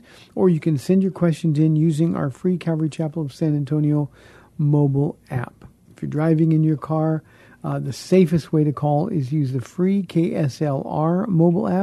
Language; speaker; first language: English; native; English